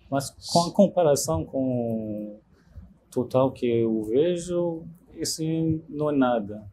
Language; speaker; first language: Portuguese; non-native, learner; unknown